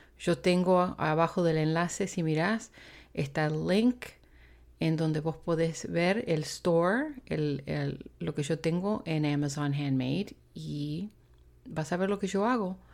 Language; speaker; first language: Spanish; native; Spanish